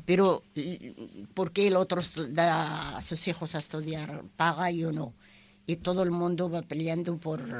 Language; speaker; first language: Spanish; non-native, learner; Arabic